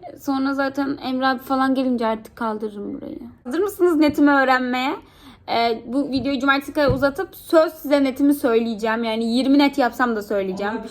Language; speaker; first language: Turkish; native; Turkish